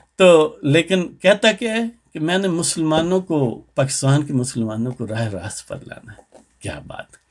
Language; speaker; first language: Urdu; native; Urdu